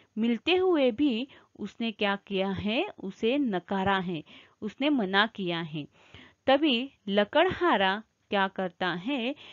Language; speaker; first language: Hindi; non-native, local second language; Marathi